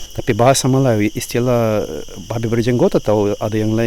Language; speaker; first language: Indonesian; non-native, learner; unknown